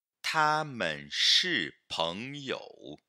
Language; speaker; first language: Chinese; non-native, fluent; Portuguese